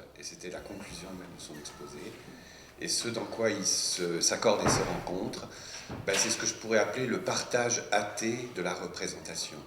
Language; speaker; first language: French; native; French